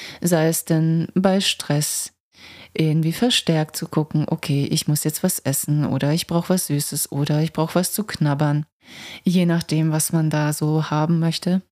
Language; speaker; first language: German; non-native, fluent; Croatian